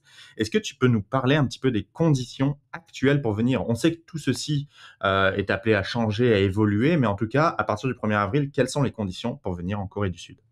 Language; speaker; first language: French; native; French